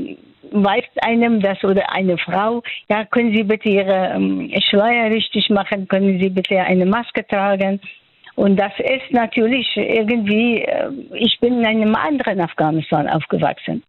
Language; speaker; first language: German; non-native, fluent; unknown